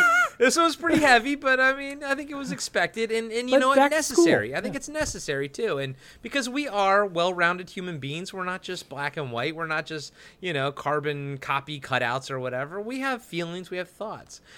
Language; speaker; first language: English; native; English